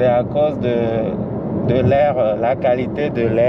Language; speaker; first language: French; non-native, fluent; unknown